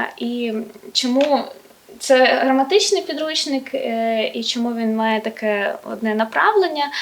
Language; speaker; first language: Ukrainian; native; Ukrainian